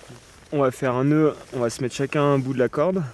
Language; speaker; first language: French; native; French